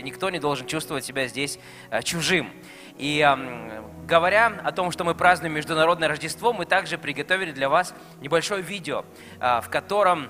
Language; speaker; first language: Russian; native; Russian